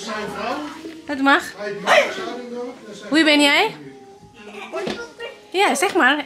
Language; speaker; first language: Dutch; non-native, learner; Indonesian